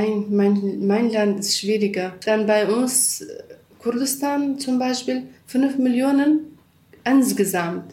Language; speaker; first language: German; non-native, learner; Kurdish